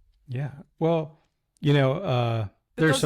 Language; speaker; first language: English; native; English